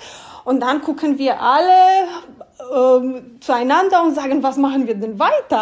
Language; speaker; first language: German; non-native, fluent; Romanian